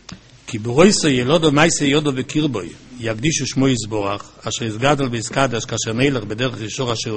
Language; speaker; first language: Hebrew; native; Hebrew